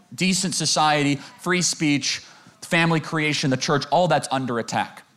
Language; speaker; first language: English; native; English